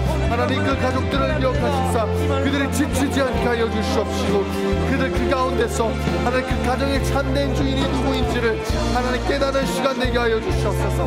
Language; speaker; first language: Korean; native; Korean